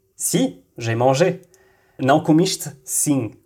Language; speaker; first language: Portuguese; non-native, fluent; Arabic